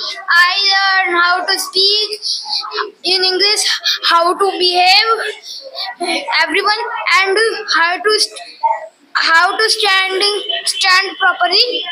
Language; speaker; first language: English; non-native, learner; Hindi